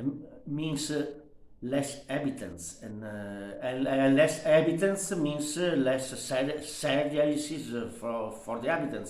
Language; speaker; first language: English; non-native, learner; Italian